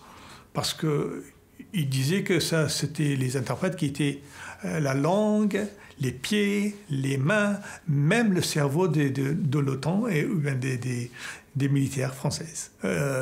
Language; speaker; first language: French; non-native, fluent; Persian